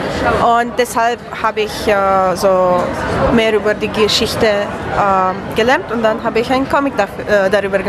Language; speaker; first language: German; non-native, fluent; Romanian